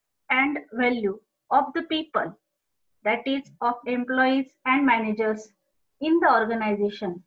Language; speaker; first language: English; non-native, local second language; Marathi